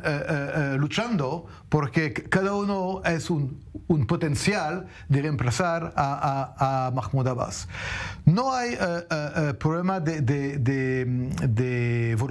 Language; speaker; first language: Spanish; non-native, fluent; French